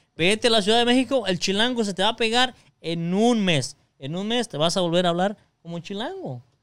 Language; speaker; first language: Spanish; early bilingual, other home language; English